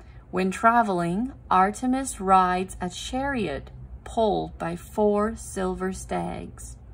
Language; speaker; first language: English; non-native, fluent; Thai